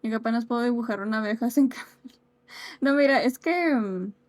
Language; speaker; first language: Spanish; early bilingual, heritage; Spanish